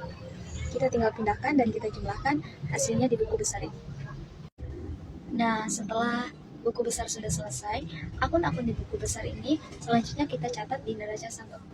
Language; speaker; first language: Indonesian; native; Indonesian